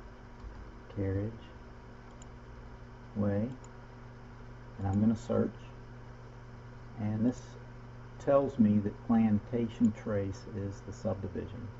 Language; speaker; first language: English; native; English